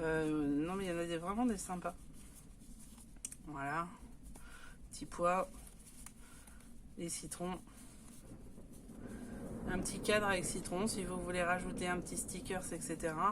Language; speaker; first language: French; native; French